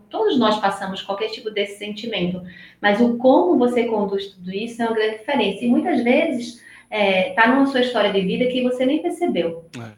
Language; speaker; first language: Portuguese; native; Portuguese